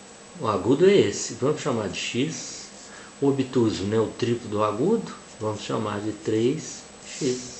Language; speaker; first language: Portuguese; native; Portuguese